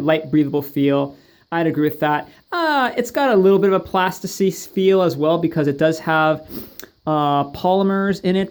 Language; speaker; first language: English; native; English